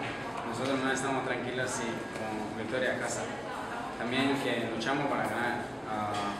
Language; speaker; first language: Spanish; non-native, learner; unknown